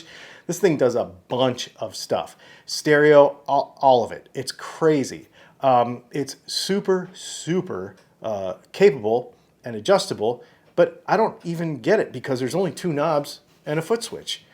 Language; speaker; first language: English; native; English